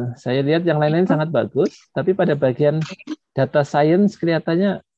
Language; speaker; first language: Indonesian; non-native, local second language; Javanese